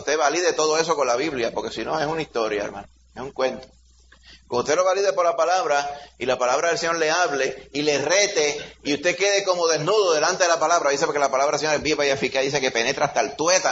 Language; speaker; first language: Spanish; native; Spanish